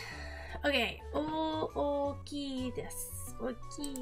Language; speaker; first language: Japanese; non-native, learner; English